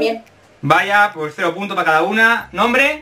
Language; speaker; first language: Spanish; native; Spanish